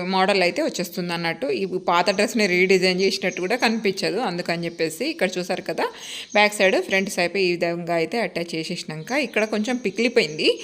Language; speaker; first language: Telugu; native; Telugu